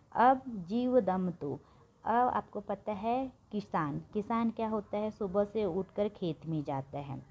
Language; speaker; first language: Hindi; non-native, local second language; Marathi